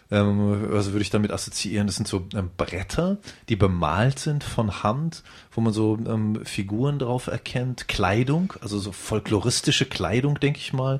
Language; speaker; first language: German; native; German